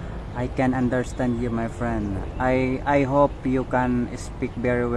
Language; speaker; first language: English; non-native, learner; Filipino